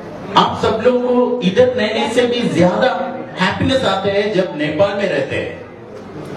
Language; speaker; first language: Hindi; non-native, learner; Nepali